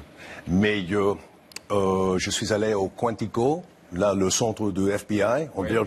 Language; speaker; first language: French; non-native, fluent; English